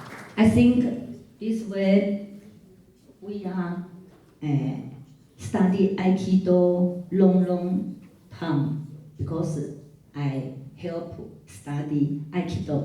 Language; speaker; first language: English; non-native, learner; Chinese